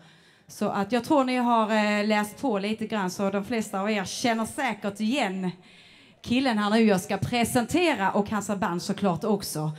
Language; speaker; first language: Swedish; native; Swedish